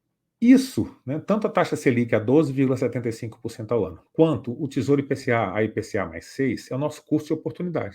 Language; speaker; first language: Portuguese; native; Portuguese